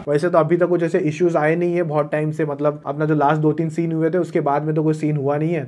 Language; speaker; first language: Hindi; native; Hindi